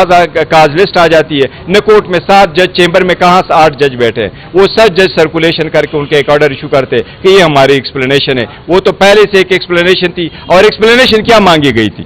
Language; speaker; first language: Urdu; non-native, local second language; Pashto